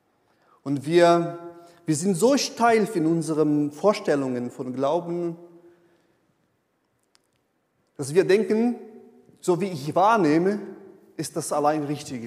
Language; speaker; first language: German; non-native, fluent; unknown